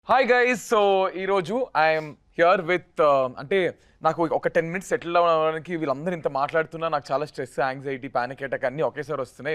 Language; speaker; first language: Telugu; native; Telugu